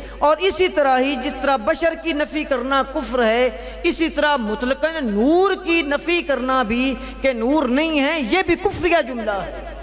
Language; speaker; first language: Urdu; non-native, local second language; Punjabi